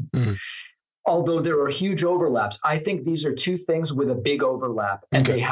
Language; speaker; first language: English; non-native, fluent; Spanish